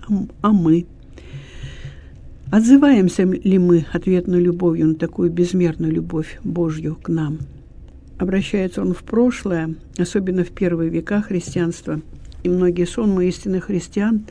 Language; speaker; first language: Russian; native; Russian